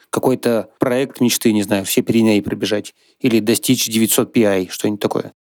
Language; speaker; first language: Russian; native; Russian